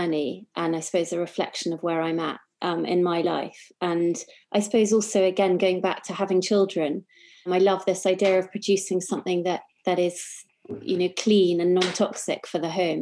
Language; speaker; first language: English; native; English